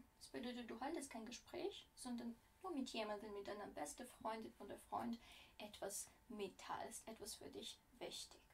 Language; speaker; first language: German; non-native, fluent; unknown